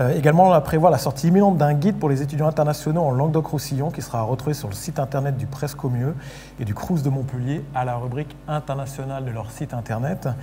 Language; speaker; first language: French; native; French